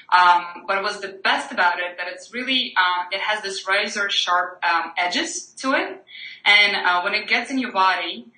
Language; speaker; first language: English; non-native, fluent; Ukrainian